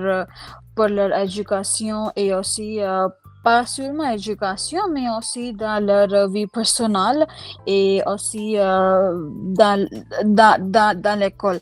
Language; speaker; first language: French; non-native, learner; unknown